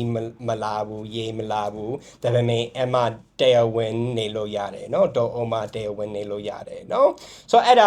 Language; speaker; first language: Burmese; non-native, fluent; English